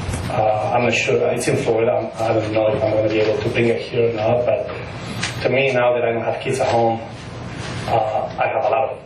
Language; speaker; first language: English; non-native, fluent; Spanish